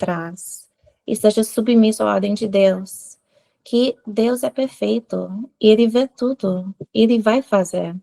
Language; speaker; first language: Portuguese; non-native, fluent; English